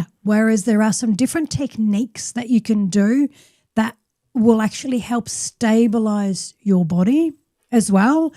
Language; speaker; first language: English; native; English